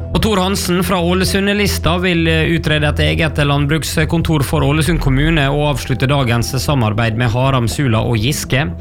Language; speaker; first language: Norwegian; native; Norwegian